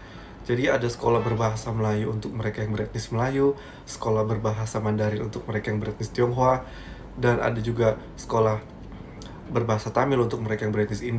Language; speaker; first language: Indonesian; native; Indonesian